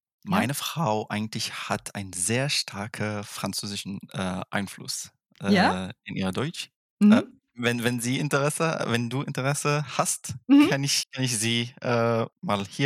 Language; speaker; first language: German; non-native, fluent; Arabic